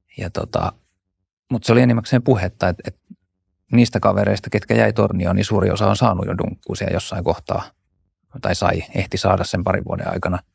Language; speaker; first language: Finnish; native; Finnish